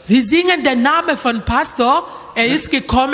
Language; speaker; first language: German; non-native, learner; French